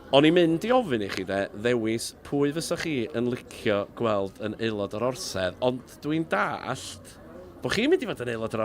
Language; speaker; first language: Welsh; native; Welsh